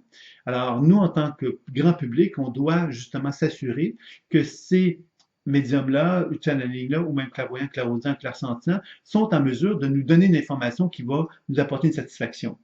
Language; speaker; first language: French; native; French